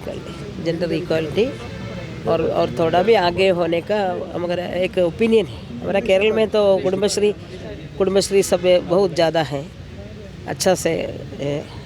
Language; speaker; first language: Hindi; non-native, local second language; Malayalam